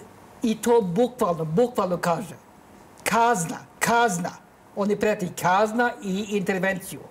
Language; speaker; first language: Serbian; non-native, learner; Norwegian